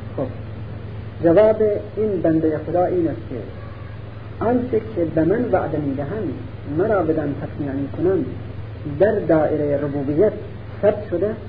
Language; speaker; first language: Persian; non-native, local second language; Central Kurdish